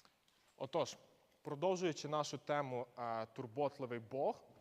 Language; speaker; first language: Ukrainian; native; Ukrainian